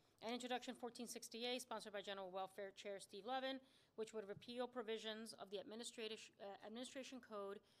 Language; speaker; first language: English; early bilingual, other home language; Spanish